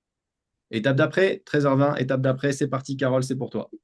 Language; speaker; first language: French; native; French